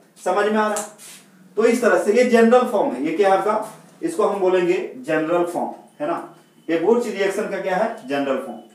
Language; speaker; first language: Hindi; native; Hindi